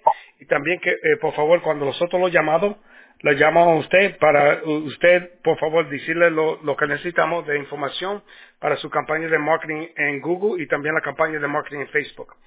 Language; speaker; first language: Spanish; early bilingual, heritage; Spanish